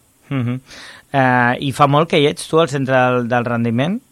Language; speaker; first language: Catalan; native; Catalan